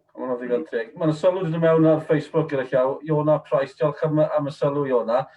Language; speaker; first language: Welsh; native; Welsh